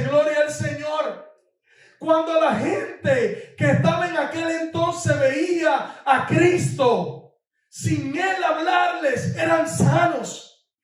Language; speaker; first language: Spanish; native; Spanish